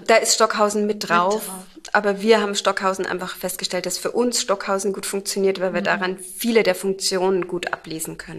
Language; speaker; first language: German; native; German